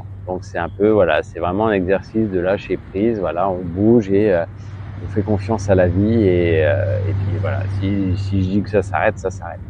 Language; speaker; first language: French; native; French